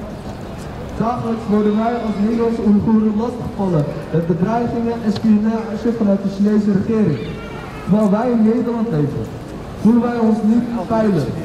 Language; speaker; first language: Dutch; early bilingual, other home language; Uyghur